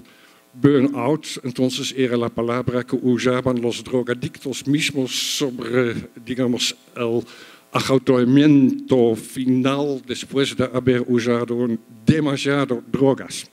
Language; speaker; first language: Spanish; non-native, fluent; Dutch